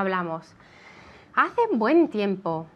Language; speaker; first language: Spanish; non-native, fluent; English